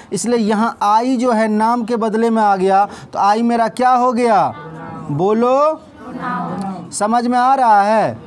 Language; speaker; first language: Hindi; native; Hindi